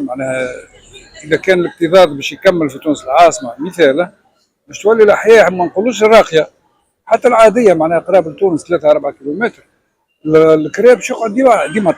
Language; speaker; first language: Arabic; native; Arabic